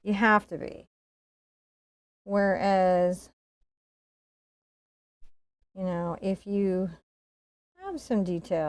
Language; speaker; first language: English; native; English